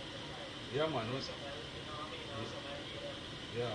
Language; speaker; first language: English; native; English